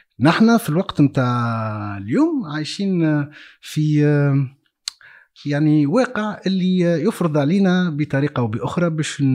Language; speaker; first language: Arabic; native; Arabic